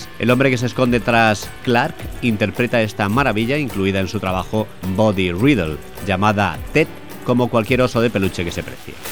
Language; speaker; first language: Spanish; native; Spanish